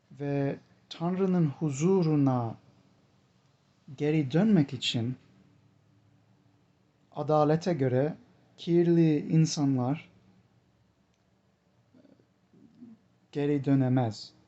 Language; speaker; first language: Turkish; non-native, fluent; English